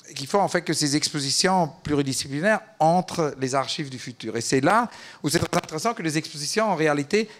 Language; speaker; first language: French; native; French